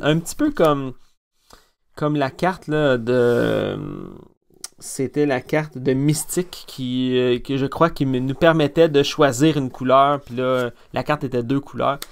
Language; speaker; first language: French; native; French